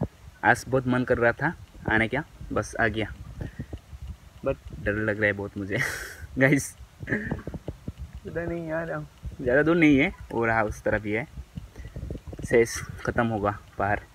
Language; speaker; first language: Hindi; non-native, local second language; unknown